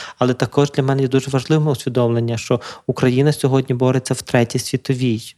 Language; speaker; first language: Ukrainian; native; Ukrainian